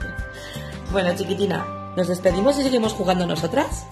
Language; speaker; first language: Spanish; native; Spanish